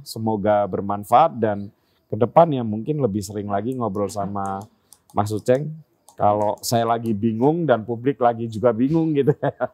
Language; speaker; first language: Indonesian; native; Indonesian